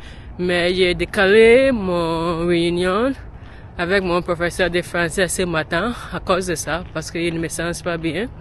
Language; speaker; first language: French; non-native, learner; English